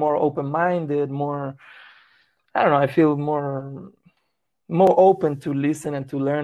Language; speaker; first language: English; non-native, fluent; Spanish